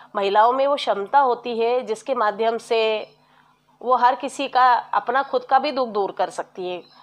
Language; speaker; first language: Hindi; native; Hindi